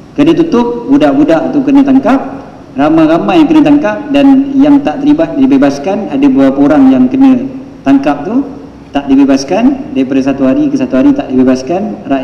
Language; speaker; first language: Malay; native; Malay